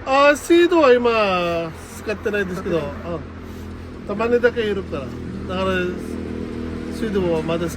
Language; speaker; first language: Japanese; non-native, learner; Filipino